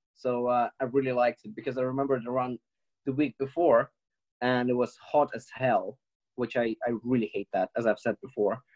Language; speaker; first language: English; non-native, fluent; Ukrainian